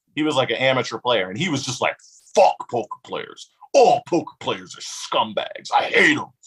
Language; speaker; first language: English; native; English